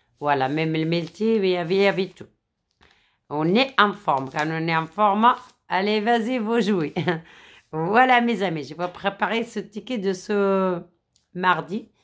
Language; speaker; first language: French; non-native, fluent; Arabic